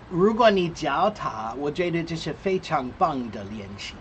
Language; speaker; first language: Chinese; non-native, fluent; English